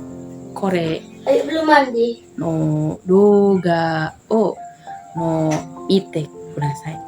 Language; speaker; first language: Japanese; non-native, learner; Indonesian